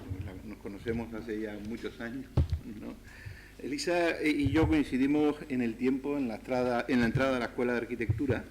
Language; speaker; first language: Spanish; native; Spanish